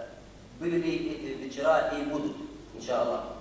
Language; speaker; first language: Russian; non-native, learner; Arabic